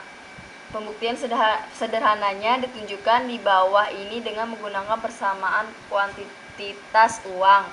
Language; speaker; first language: Indonesian; native; Indonesian